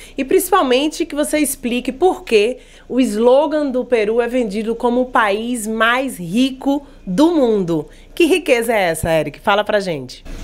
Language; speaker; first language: Portuguese; native; Portuguese